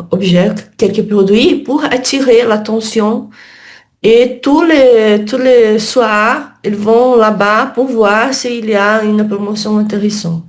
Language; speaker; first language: French; non-native, learner; Portuguese